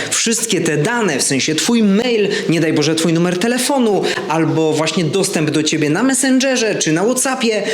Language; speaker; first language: Polish; native; Polish